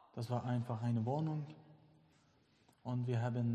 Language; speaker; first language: German; non-native, learner; Persian